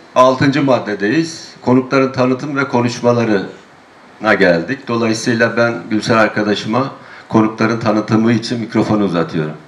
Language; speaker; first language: Turkish; native; Turkish